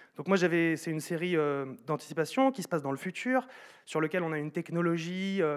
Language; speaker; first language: French; native; French